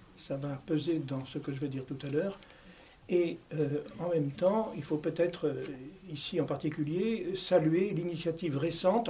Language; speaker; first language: French; native; French